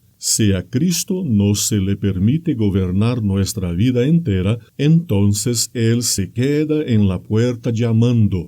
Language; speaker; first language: Spanish; non-native, fluent; Portuguese